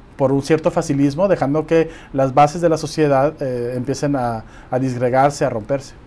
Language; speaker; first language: Spanish; native; Spanish